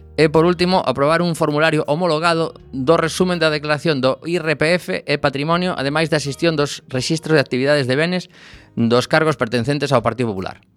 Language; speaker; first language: Galician; native; Galician